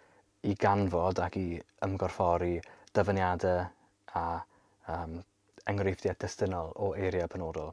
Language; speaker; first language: Welsh; native; Welsh